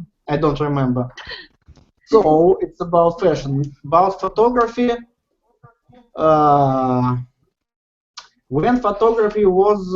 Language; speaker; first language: English; non-native, learner; Russian